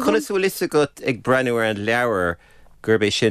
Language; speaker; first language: Irish; native; Irish